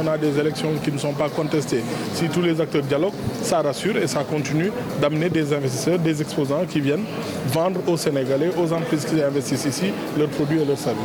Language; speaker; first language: French; non-native, local second language; Wolof